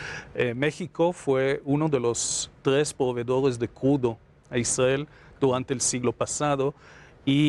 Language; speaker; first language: Spanish; non-native, fluent; Hebrew